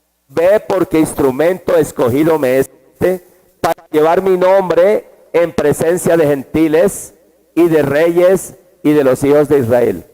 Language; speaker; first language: Spanish; native; Spanish